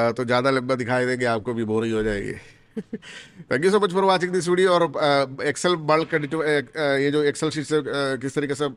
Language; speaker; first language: Hindi; non-native, local second language; Malayalam